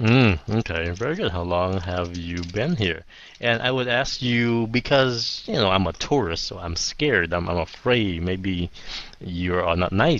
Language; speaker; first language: English; non-native, fluent; Vietnamese